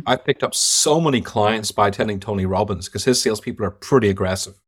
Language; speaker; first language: English; native; English